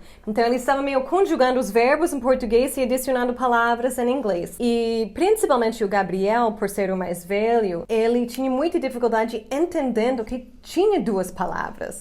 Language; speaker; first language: Portuguese; non-native, fluent; English